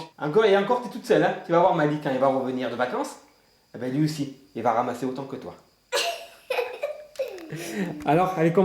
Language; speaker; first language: French; native; French